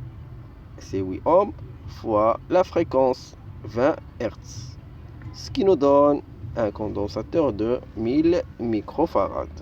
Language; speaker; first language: French; non-native, local second language; Arabic